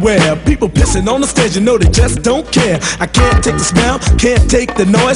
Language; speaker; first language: English; non-native, learner; Romanian